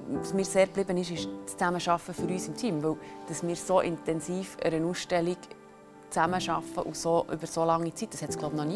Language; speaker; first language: German; native; German